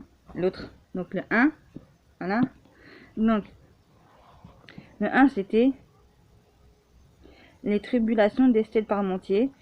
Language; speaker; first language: French; native; French